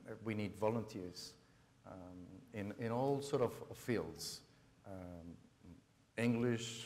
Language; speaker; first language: English; non-native, fluent; Spanish